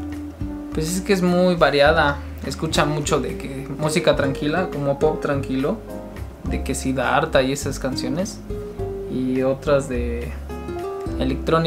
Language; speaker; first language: Spanish; native; Spanish